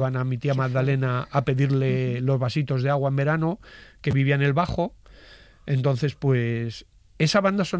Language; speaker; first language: Spanish; native; Spanish